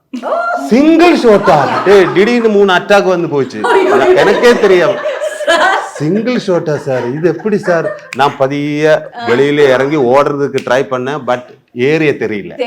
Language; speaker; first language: Tamil; non-native, learner; Malayalam